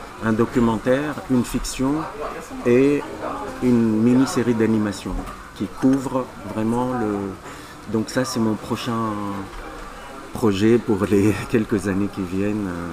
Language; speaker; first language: French; non-native, local second language; Arabic